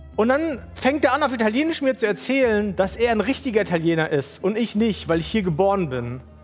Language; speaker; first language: German; early bilingual, other home language; Italian